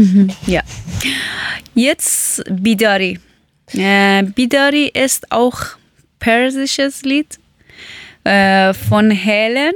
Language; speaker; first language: German; non-native, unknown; Persian